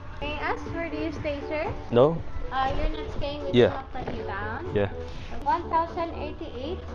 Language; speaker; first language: English; non-native, local second language; Cebuano